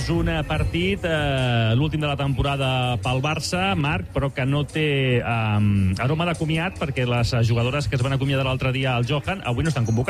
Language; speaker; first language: Catalan; native; Catalan